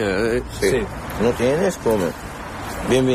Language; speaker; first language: Spanish; non-native, learner; Arabic